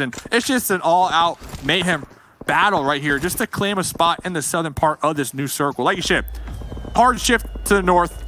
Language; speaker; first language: English; native; English